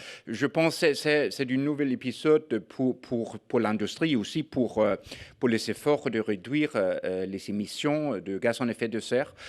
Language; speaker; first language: French; non-native, fluent; Danish